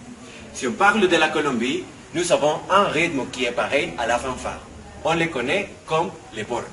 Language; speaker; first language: French; non-native, learner; Spanish